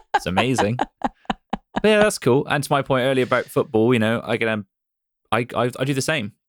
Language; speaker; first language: English; native; English